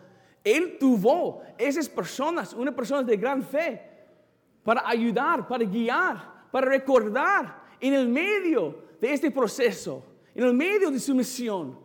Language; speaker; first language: Spanish; non-native, fluent; English